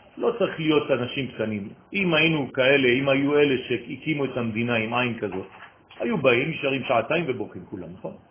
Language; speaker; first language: Hebrew; non-native, fluent; French